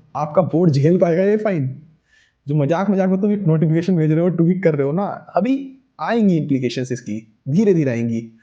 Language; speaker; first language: Hindi; native; Hindi